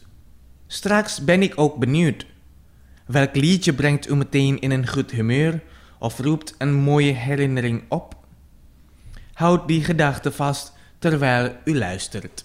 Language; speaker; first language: Dutch; non-native, fluent; Indonesian